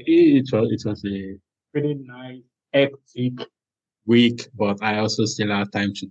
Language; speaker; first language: English; non-native, local second language; Yoruba